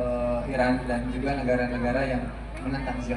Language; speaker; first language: Indonesian; native; Indonesian